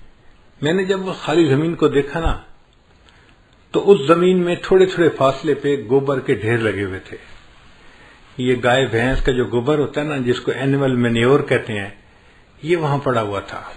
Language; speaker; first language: Urdu; native; Urdu